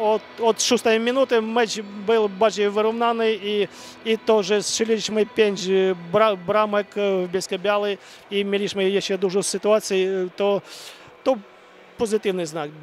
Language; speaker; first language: Polish; non-native, fluent; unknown